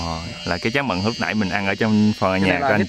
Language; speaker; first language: Vietnamese; native; Vietnamese